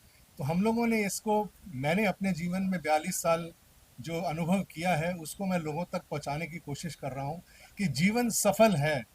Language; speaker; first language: Hindi; native; Hindi